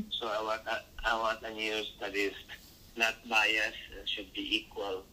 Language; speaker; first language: English; non-native, local second language; Filipino